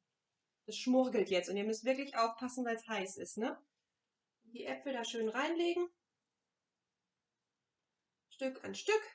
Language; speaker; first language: German; non-native, fluent; French